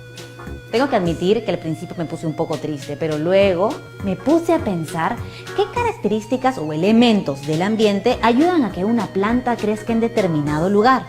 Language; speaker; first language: Spanish; native; Spanish